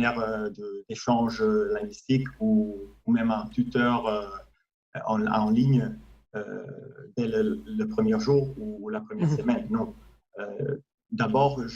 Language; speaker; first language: French; non-native, fluent; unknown